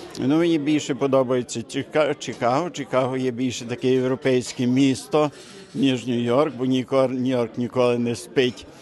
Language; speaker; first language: Ukrainian; native; Ukrainian